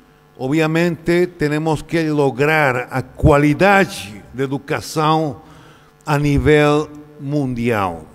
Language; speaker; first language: Portuguese; non-native, learner; Spanish